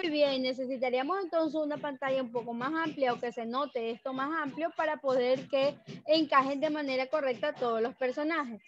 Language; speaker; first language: Spanish; native; Spanish